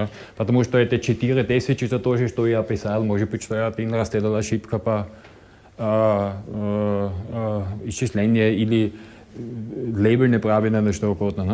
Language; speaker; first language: Russian; non-native, learner; German